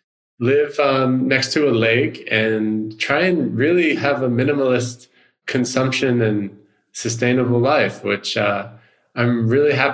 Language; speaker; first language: English; native; English